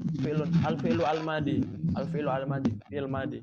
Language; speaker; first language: Arabic; non-native, fluent; Indonesian